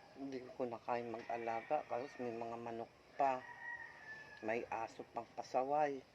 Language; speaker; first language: Filipino; non-native, local second language; Bikol